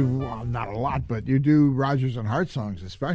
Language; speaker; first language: English; native; English